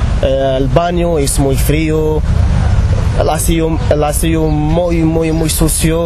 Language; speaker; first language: Spanish; non-native, learner; Arabic